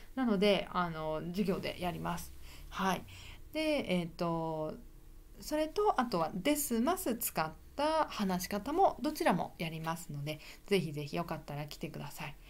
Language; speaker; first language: Japanese; native; Japanese